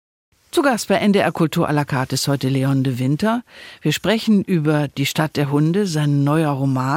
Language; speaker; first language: German; native; German